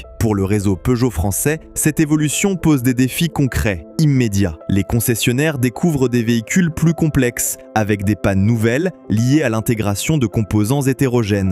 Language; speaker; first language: French; native; French